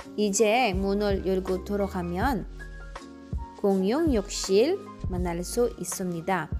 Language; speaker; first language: Korean; non-native, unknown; Filipino